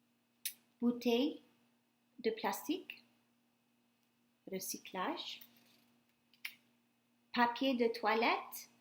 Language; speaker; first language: French; non-native, fluent; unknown